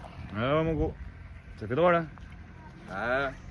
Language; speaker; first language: French; native; French